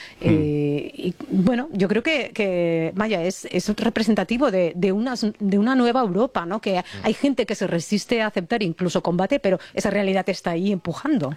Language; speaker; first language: Spanish; native; Spanish